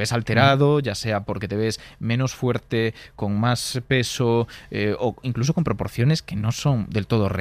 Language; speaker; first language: Spanish; native; Spanish